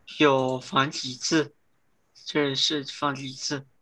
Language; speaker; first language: Chinese; early bilingual, heritage; Chinese